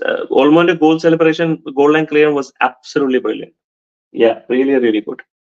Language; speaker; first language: English; non-native, local second language; Malayalam